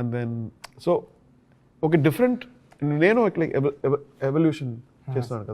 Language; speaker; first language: Telugu; non-native, learner; Tamil